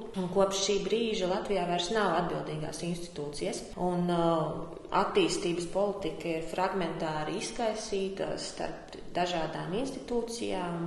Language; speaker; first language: Latvian; native; Latvian